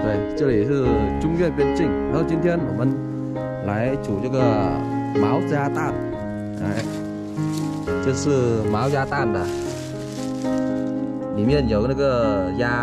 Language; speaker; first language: Chinese; non-native, fluent; Vietnamese